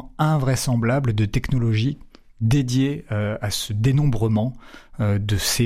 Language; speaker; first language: French; native; French